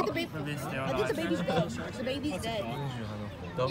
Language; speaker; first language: English; native; English